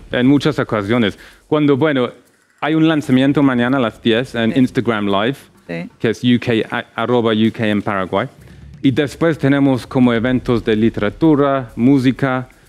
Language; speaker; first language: Spanish; non-native, fluent; English